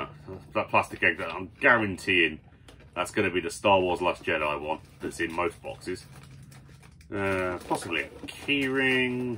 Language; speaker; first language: English; native; English